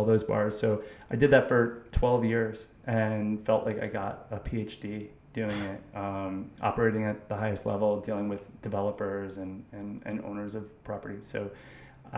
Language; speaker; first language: English; native; English